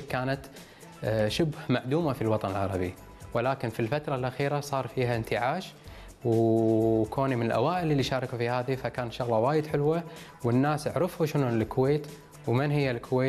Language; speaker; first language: Arabic; native; Arabic